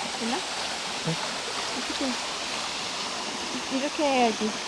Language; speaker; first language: Korean; non-native, learner; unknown